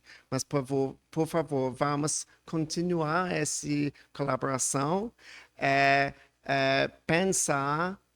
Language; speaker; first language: Portuguese; non-native, learner; English